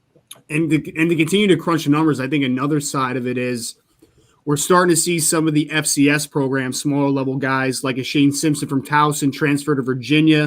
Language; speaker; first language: English; native; English